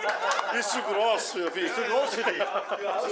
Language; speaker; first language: German; non-native, learner; Korean